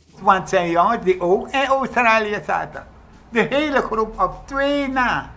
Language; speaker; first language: Dutch; native; Dutch